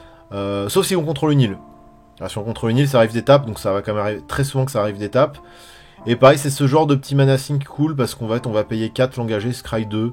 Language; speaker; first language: French; native; French